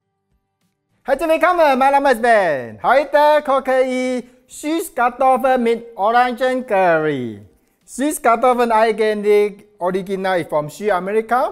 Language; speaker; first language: German; non-native, learner; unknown